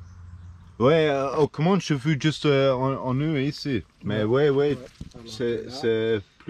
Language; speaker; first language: French; non-native, learner; English